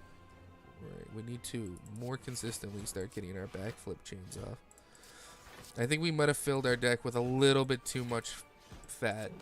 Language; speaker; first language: English; native; English